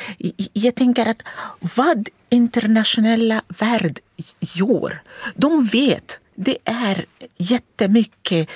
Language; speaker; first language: Swedish; non-native, learner; Arabic